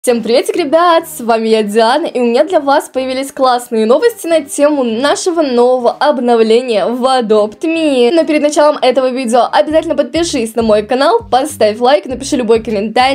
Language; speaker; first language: Russian; native; Russian